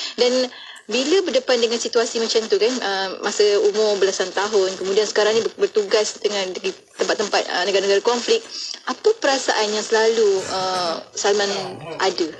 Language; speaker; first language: Malay; native; Malay